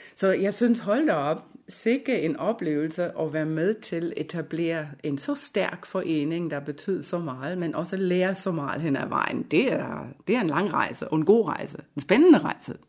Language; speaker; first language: Danish; non-native, fluent; German